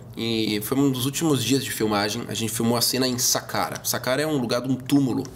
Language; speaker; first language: Portuguese; non-native, fluent; German